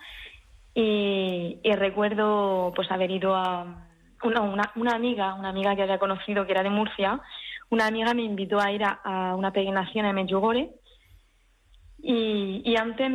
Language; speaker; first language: Spanish; early bilingual, heritage; French